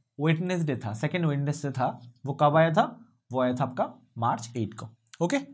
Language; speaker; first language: Hindi; non-native, local second language; Bangla